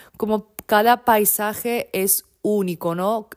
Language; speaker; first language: Spanish; non-native, fluent; Japanese